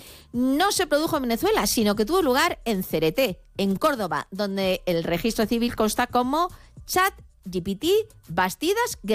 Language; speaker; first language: Spanish; native; Spanish